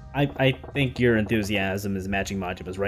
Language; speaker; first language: English; native; English